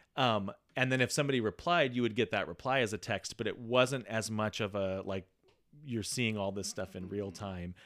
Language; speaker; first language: English; native; English